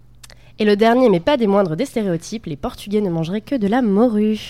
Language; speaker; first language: French; native; French